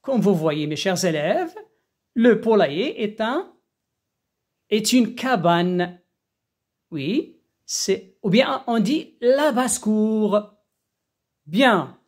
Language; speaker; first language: French; non-native, local second language; Arabic